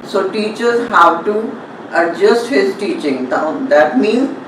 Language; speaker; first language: English; non-native, local second language; Punjabi